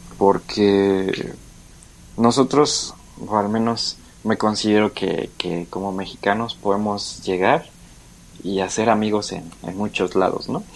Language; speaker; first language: Spanish; native; Spanish